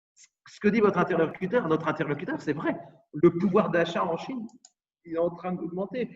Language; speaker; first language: French; native; French